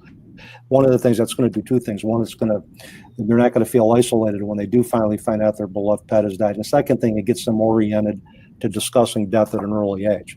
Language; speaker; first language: English; native; English